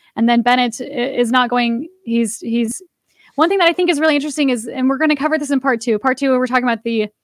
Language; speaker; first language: English; native; English